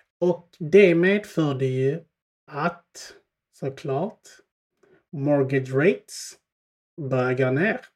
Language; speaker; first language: Swedish; early bilingual, other home language; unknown